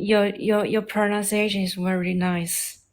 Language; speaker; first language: English; non-native, learner; Chinese